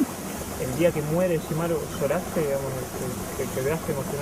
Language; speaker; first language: Spanish; native; Spanish